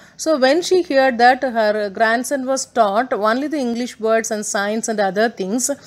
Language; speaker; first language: English; non-native, local second language; Tamil